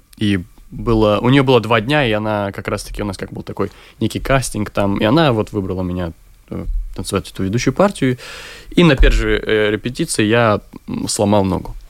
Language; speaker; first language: Russian; native; Russian